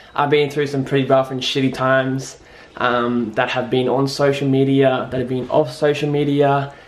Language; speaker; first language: English; native; English